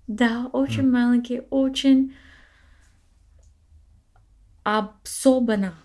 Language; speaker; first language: Russian; non-native, learner; English